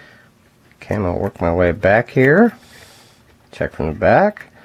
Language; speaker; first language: English; native; English